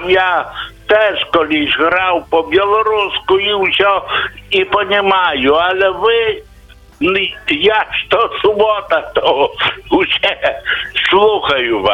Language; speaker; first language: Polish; non-native, local second language; Ukrainian